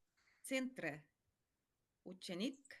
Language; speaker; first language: Russian; non-native, fluent; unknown